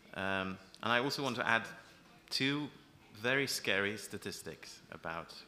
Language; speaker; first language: English; non-native, fluent; Persian